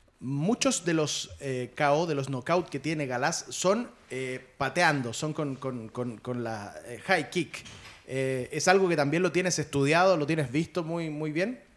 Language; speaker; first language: Spanish; native; Spanish